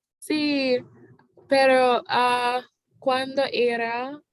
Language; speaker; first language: Spanish; non-native, learner; English